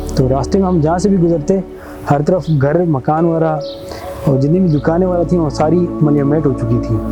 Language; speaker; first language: Urdu; non-native, local second language; Pahari-Potwari